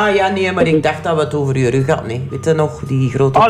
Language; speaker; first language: Dutch; native; Dutch